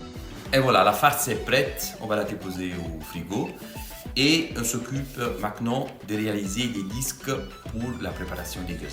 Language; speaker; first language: French; non-native, fluent; Italian